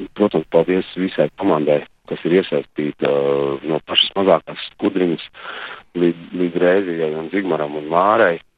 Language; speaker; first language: Latvian; native; Latvian